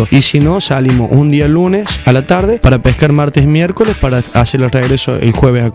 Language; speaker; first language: Spanish; native; Spanish